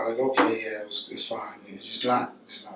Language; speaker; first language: English; native; English